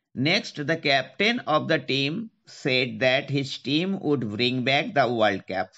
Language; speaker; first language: English; non-native, local second language; Bangla